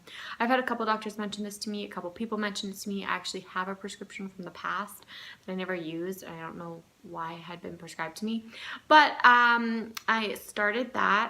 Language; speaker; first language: English; native; English